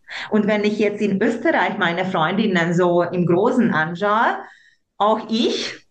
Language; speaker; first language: German; non-native, local second language; Hungarian